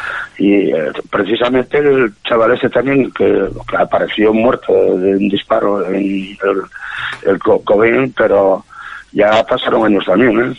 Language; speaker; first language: Spanish; native; Spanish